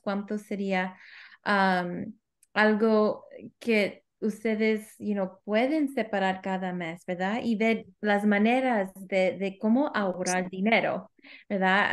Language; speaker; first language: Spanish; early bilingual, heritage; Spanish